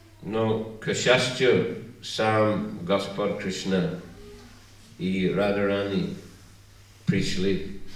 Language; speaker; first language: Russian; non-native, learner; English